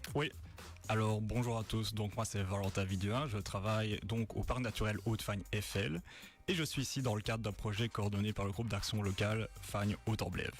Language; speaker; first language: French; native; French